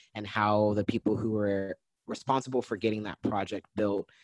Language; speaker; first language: English; native; English